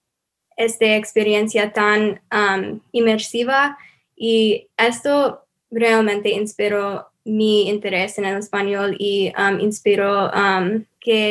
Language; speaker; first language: Spanish; non-native, learner; English